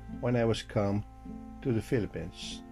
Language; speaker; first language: English; non-native, learner; Dutch